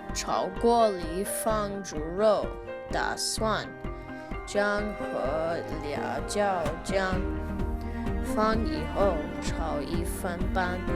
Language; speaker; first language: Chinese; non-native, learner; English